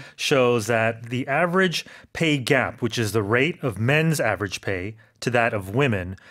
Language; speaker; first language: English; native; English